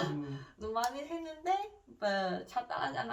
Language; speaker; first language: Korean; non-native, fluent; Chinese